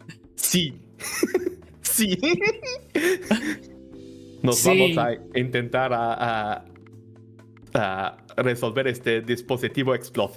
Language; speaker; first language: Spanish; non-native, learner; Portuguese